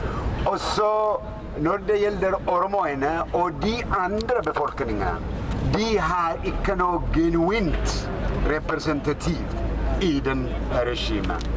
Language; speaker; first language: Norwegian; non-native, fluent; Oromo